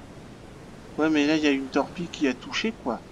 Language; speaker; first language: French; native; French